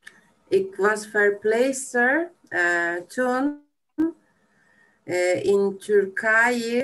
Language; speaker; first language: Dutch; non-native, learner; Turkish